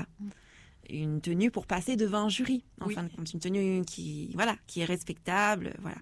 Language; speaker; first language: French; native; French